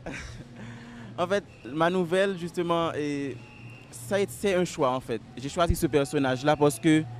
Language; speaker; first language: French; native; French